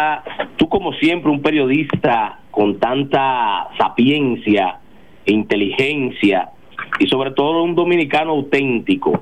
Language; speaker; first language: Spanish; native; Spanish